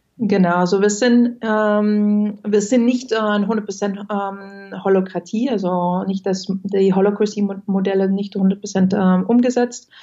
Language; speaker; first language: German; non-native, fluent; French